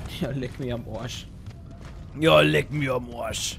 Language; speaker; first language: German; native; German